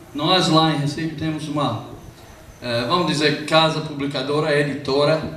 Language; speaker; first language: Portuguese; non-native, fluent; English